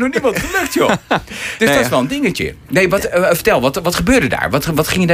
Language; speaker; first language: Dutch; native; Dutch